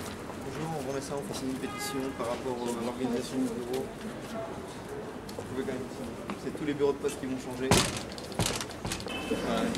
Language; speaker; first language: French; native; French